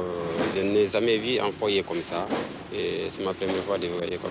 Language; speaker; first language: French; non-native, learner; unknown